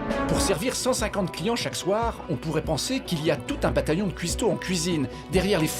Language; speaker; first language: French; native; French